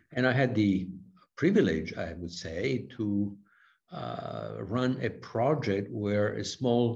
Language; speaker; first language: English; non-native, fluent; Italian